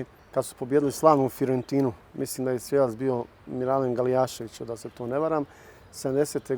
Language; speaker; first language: Bosnian; native; Bosnian